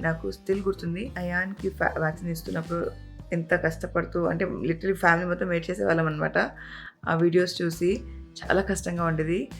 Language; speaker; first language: Telugu; non-native, local second language; Urdu